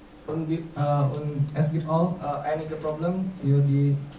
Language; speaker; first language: German; non-native, learner; Indonesian